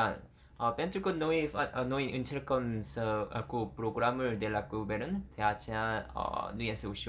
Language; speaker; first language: Romanian; non-native, learner; Korean